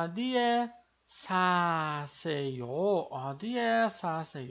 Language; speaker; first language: Korean; non-native, fluent; Portuguese